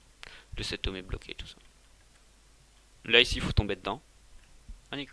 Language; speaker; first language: French; native; French